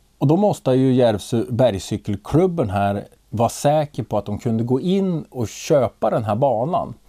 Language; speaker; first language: Swedish; native; Swedish